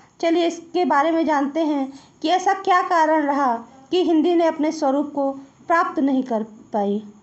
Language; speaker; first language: Hindi; native; Hindi